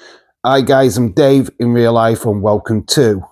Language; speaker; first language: English; native; English